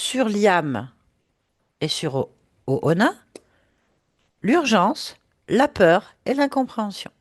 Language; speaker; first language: French; native; French